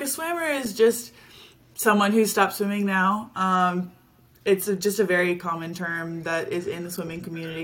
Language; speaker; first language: English; native; English